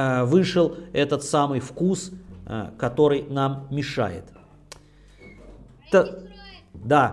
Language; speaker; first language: Russian; native; Russian